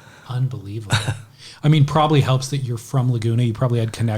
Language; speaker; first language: English; native; English